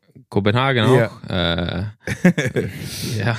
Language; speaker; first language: German; non-native, learner; Danish